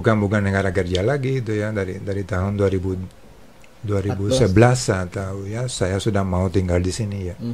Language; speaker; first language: Indonesian; non-native, fluent; Spanish